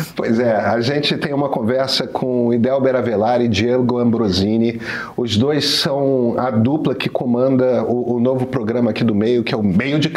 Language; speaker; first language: Portuguese; native; Portuguese